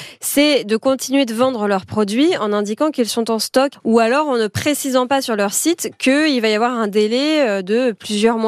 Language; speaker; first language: French; native; French